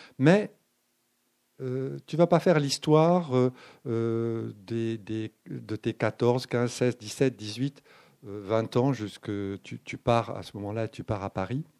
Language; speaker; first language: French; native; French